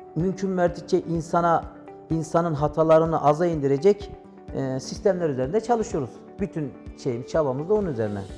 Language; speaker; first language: Turkish; native; Turkish